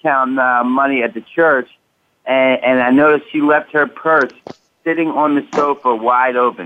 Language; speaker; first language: English; native; English